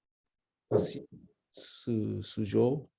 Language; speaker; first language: French; non-native, learner; Japanese